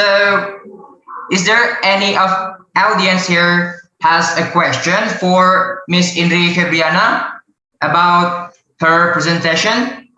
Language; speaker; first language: English; non-native, learner; Indonesian